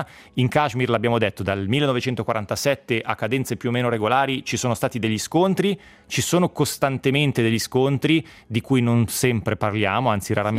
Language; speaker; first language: Italian; native; Italian